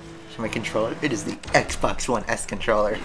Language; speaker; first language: English; native; English